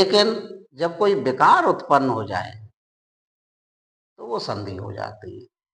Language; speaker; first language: Hindi; native; Hindi